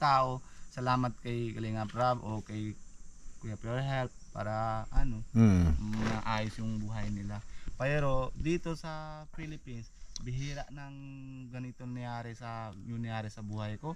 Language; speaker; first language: Filipino; non-native, fluent; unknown